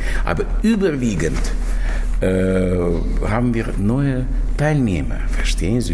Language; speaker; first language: German; non-native, fluent; Russian